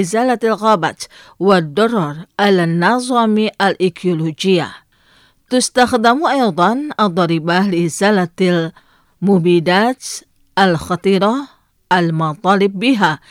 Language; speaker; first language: Arabic; non-native, fluent; Indonesian